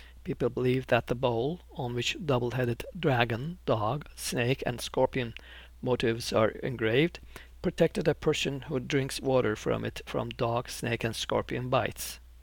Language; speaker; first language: English; non-native, fluent; Turkish